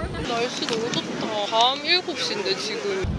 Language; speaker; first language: Korean; native; Korean